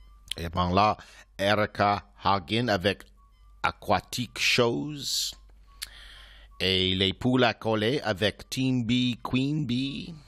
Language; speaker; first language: French; non-native, local second language; English